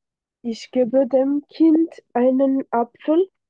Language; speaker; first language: German; non-native, fluent; French